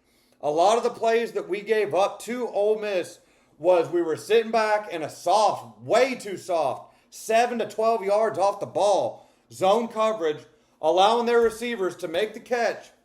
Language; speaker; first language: English; native; English